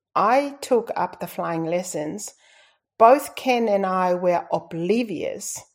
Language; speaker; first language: English; non-native, fluent; Tongan